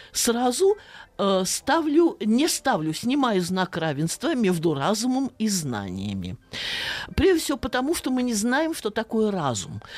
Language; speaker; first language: Russian; native; Russian